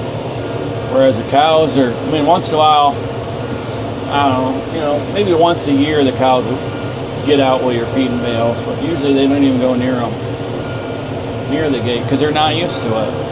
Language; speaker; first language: English; native; English